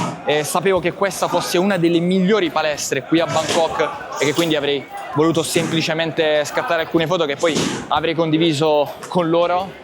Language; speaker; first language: Italian; native; Italian